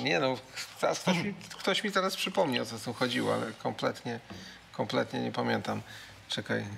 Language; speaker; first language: Polish; native; Polish